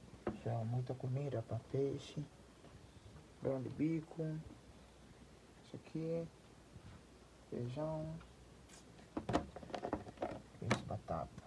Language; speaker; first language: Portuguese; non-native, local second language; Kabuverdianu